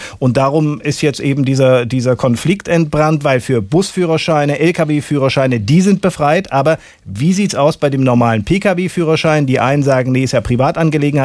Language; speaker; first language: German; native; German